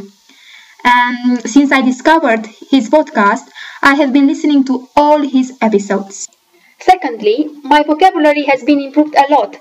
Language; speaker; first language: English; non-native, fluent; Romanian